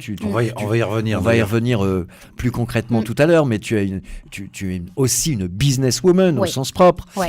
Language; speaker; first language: French; native; French